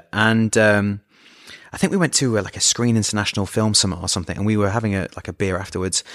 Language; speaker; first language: English; native; English